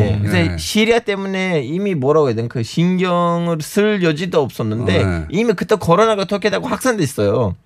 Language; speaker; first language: Korean; non-native, fluent; Turkish